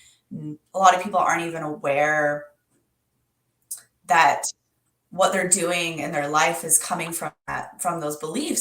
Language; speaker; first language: English; native; English